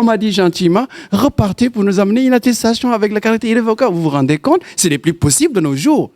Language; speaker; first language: French; non-native, local second language; Wolof